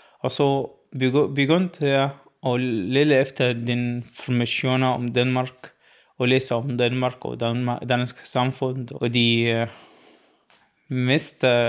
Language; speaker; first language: Norwegian; non-native, learner; Arabic